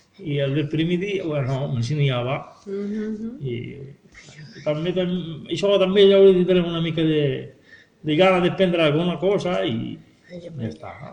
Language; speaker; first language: Catalan; non-native, learner; Arabic